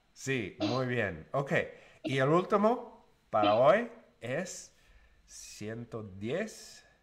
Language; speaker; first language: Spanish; non-native, learner; English